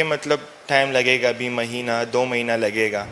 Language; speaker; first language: Hindi; non-native, fluent; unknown